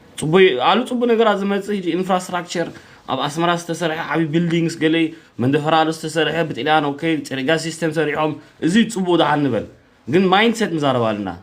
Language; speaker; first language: Tigrinya; early bilingual, heritage; Tigrinya